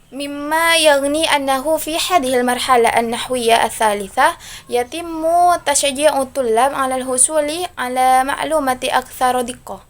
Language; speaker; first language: Arabic; non-native, learner; Indonesian